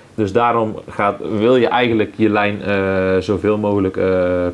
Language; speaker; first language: Dutch; native; Dutch